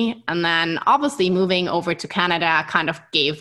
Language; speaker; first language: English; non-native, fluent; German